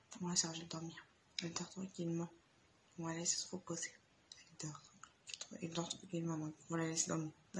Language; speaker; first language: French; native; French